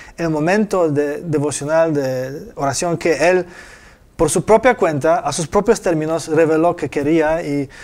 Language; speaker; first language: Spanish; non-native, fluent; Polish